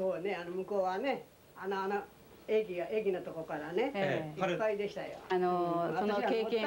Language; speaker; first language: Japanese; native; Japanese